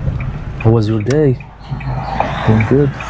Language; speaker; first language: English; non-native, local second language; Arabic